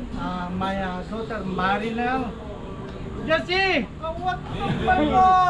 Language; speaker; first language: English; non-native, local second language; Filipino